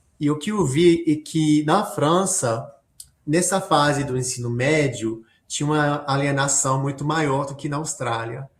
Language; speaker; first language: Portuguese; non-native, fluent; English